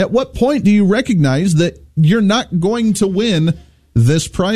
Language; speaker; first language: English; native; English